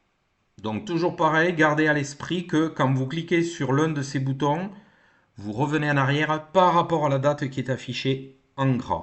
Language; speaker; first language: French; native; French